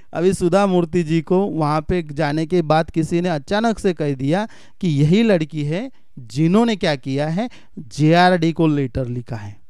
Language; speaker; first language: Hindi; non-native, local second language; Marathi